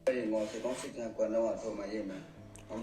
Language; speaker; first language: Chinese; non-native, learner; Burmese